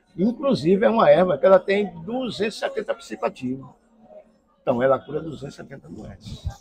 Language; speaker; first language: Portuguese; native; Portuguese